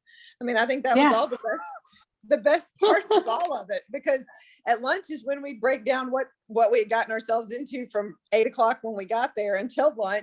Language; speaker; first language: English; native; English